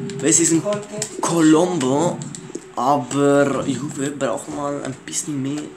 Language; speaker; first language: German; early bilingual, other home language; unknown